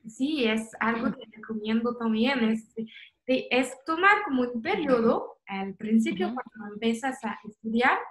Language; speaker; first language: Spanish; non-native, fluent; French